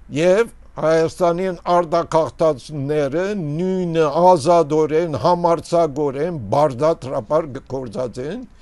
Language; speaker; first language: Armenian; early bilingual, heritage; Armenian